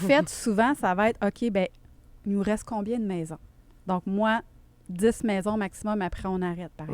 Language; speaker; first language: French; native; French